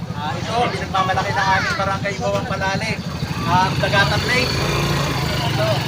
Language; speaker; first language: Filipino; native; Filipino